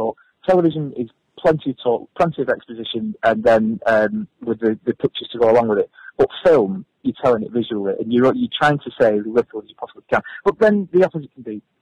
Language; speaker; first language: English; native; English